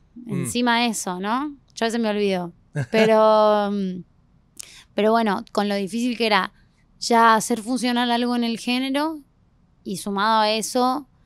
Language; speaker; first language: Spanish; native; Spanish